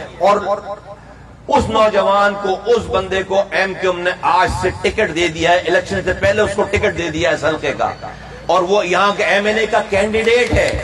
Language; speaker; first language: Urdu; native; Urdu